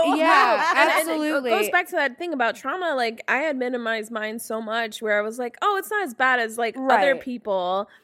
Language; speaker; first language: English; native; English